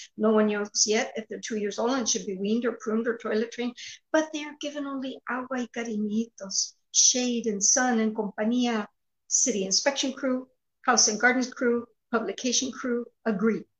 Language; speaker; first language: English; early bilingual, other home language; Spanish